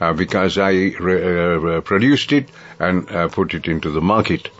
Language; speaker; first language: English; non-native, local second language; Sinhala